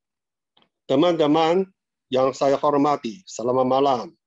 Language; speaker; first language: Indonesian; non-native, fluent; Chinese